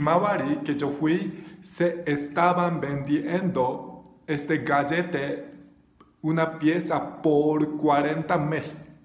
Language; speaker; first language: Spanish; non-native, learner; Japanese